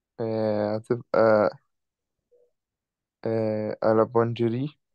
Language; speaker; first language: French; non-native, learner; Arabic